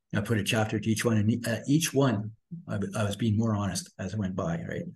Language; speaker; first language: English; native; English